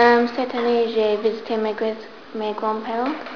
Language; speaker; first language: French; non-native, learner; English